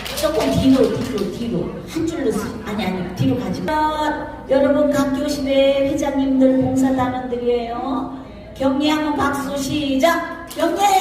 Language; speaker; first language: Korean; native; Korean